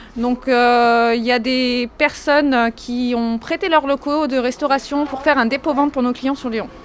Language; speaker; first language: French; native; French